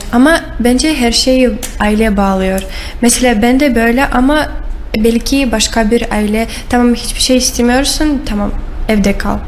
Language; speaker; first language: Turkish; non-native, learner; Russian